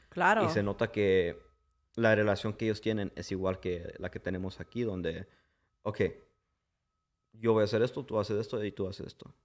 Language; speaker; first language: Spanish; early bilingual, heritage; English